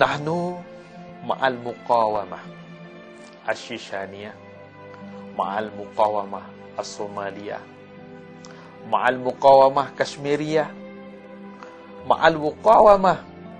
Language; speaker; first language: Arabic; non-native, learner; Malay